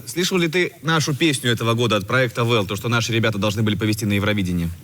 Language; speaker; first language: Russian; native; Russian